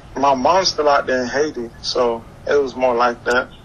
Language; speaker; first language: English; early bilingual, other home language; Haitian Creole